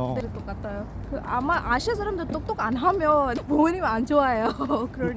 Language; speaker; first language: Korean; non-native, learner; Hindi